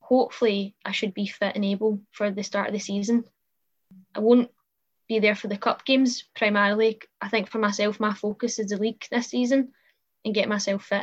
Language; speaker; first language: English; native; English